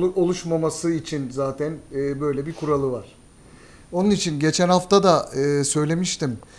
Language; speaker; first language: Turkish; native; Turkish